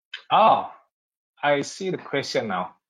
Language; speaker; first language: English; non-native, learner; Indonesian